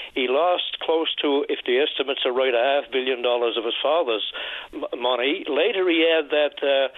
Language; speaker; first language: English; native; English